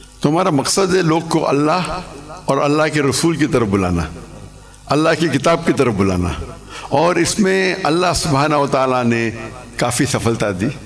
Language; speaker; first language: Urdu; non-native, local second language; English